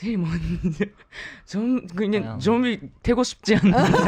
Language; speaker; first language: Korean; non-native, fluent; Japanese